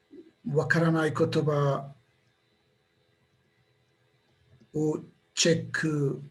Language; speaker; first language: Japanese; non-native, learner; English